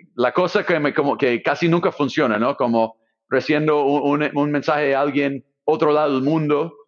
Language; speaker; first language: Spanish; non-native, fluent; English